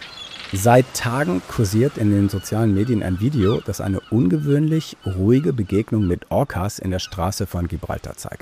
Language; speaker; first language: German; native; German